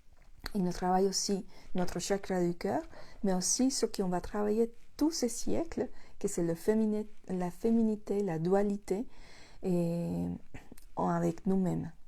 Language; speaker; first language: French; non-native, fluent; Spanish